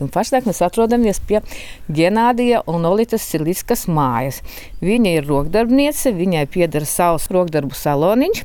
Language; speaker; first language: Latvian; native; Latvian